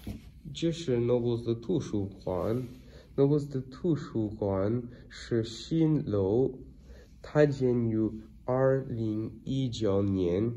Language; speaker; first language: Chinese; non-native, learner; English